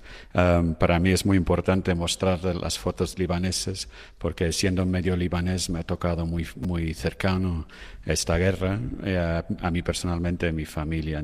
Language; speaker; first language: Spanish; non-native, fluent; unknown